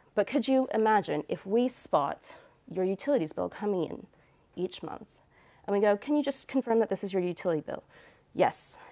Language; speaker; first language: English; native; English